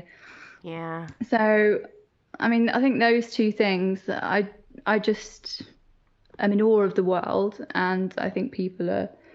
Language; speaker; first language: English; native; English